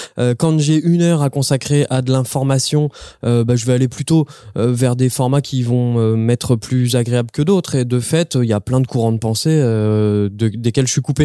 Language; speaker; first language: French; native; French